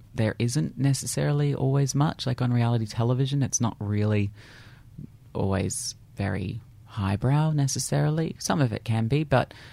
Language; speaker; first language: English; native; English